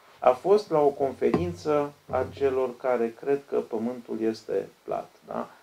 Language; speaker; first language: Romanian; native; Romanian